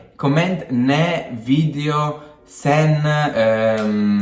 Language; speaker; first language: Turkish; non-native, learner; Italian